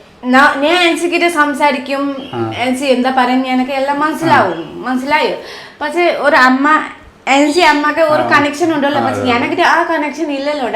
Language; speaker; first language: Malayalam; non-native, fluent; Nepali